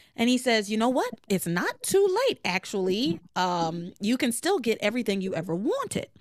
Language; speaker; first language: English; native; English